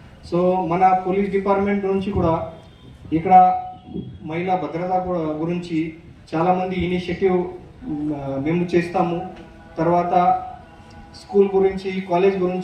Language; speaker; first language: Telugu; non-native, local second language; Marathi